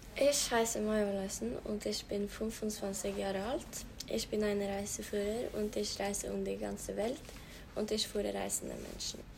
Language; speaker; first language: German; non-native, learner; Norwegian